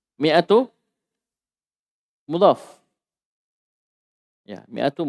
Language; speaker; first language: Arabic; non-native, fluent; Indonesian